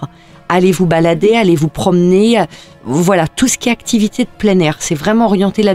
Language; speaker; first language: French; native; French